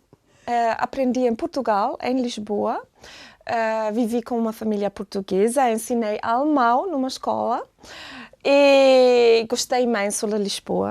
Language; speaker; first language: Portuguese; non-native, fluent; German